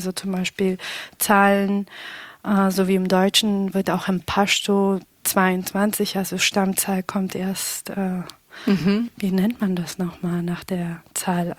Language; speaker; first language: German; early bilingual, other home language; Pashto